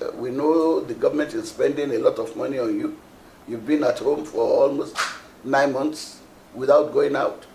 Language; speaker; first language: English; non-native, local second language; Yoruba